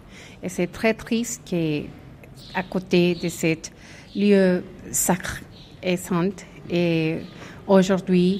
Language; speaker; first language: French; non-native, fluent; Spanish